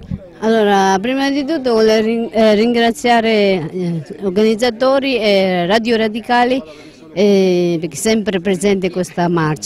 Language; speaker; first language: Italian; non-native, learner; Tibetan